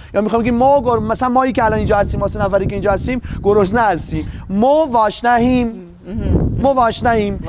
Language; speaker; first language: Persian; non-native, local second language; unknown